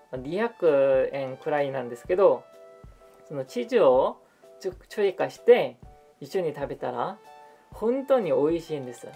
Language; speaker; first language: Japanese; non-native, fluent; Korean